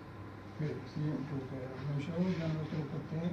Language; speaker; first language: French; non-native, learner; Japanese